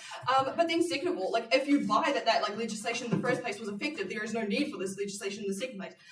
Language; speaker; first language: English; native; English